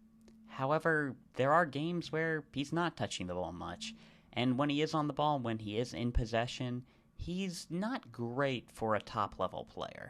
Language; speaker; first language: English; native; English